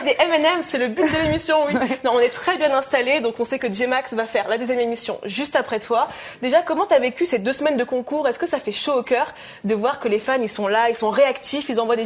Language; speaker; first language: French; native; French